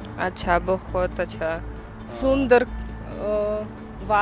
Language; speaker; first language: Hindi; non-native, learner; Russian